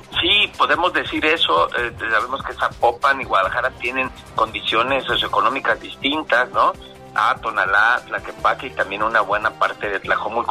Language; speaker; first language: Spanish; native; Spanish